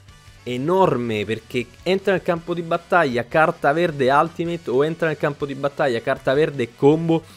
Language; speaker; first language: Italian; native; Italian